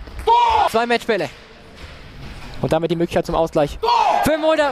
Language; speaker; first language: German; native; German